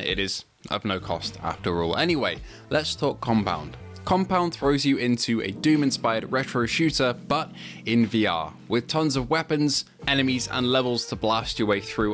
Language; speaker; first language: English; native; English